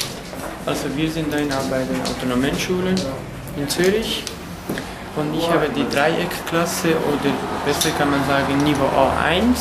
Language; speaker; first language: German; non-native, fluent; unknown